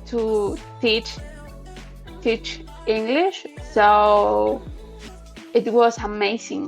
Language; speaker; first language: English; non-native, learner; Spanish